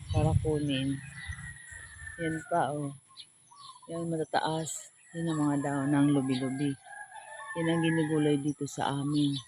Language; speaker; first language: Filipino; non-native, local second language; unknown